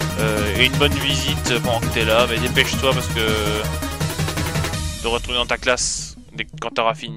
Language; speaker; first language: French; native; French